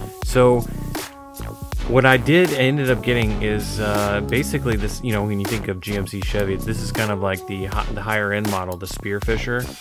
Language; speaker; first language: English; native; English